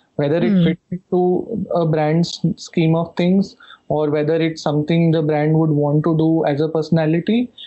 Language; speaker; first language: English; non-native, local second language; Hindi